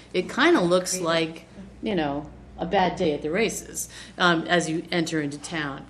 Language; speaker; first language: English; native; English